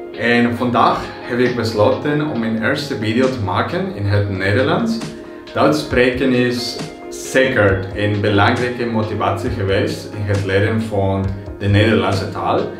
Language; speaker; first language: Dutch; non-native, learner; Spanish